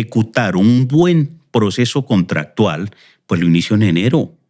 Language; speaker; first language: Spanish; native; Spanish